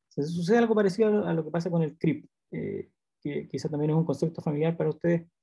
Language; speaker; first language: Spanish; native; Spanish